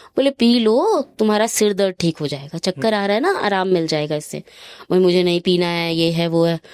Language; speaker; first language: Hindi; native; Hindi